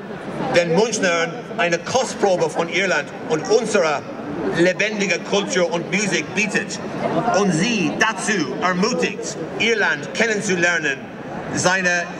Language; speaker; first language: German; non-native, fluent; English